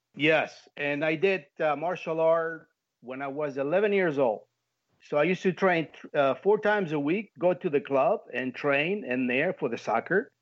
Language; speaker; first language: English; early bilingual, heritage; Spanish